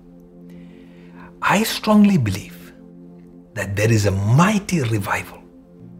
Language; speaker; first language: English; non-native, local second language; Malayalam